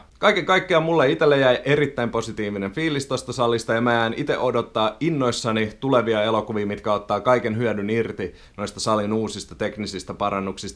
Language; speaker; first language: Finnish; native; Finnish